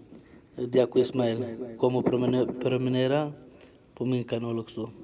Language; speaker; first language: Swedish; non-native, fluent; Kurdish